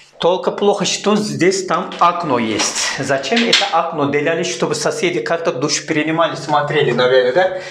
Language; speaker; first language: Russian; non-native, learner; Turkish